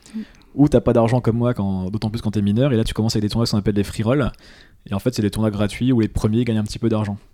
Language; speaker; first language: French; native; French